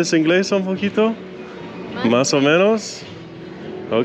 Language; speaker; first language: Spanish; non-native, learner; English